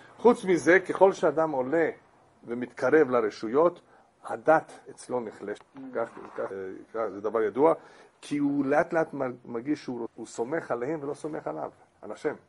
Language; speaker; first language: Hebrew; non-native, fluent; English